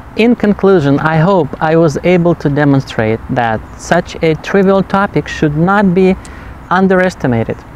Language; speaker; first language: English; non-native, fluent; Russian